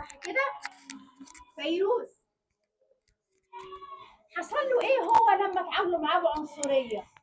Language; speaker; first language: Arabic; native; Arabic